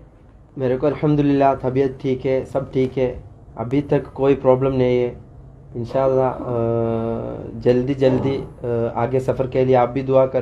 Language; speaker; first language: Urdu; non-native, local second language; Malayalam